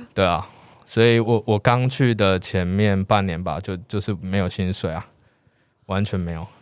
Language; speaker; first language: Chinese; native; Chinese